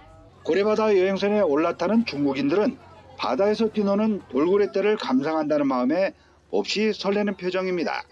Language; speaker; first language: Korean; native; Korean